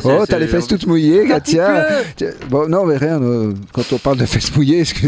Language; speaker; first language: French; native; French